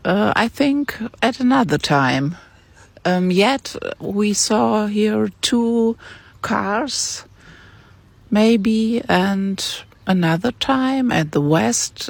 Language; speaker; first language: English; non-native, learner; German